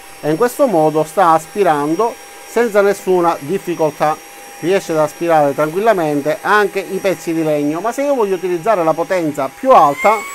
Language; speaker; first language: Italian; native; Italian